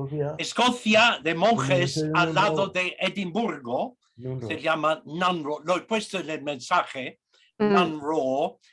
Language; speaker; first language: Spanish; non-native, fluent; English